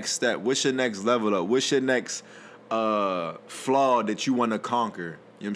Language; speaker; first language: English; native; English